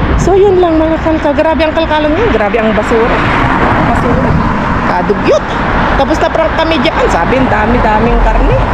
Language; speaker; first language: Filipino; native; Filipino